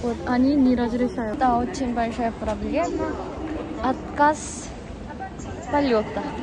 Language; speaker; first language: Russian; non-native, learner; Korean